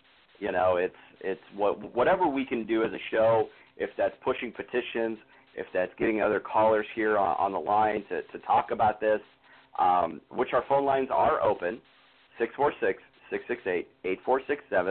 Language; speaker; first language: English; native; English